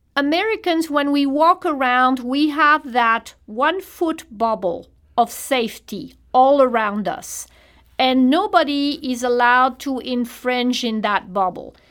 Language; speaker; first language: English; non-native, fluent; French